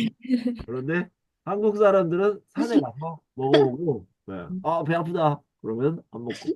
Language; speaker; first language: Korean; native; Korean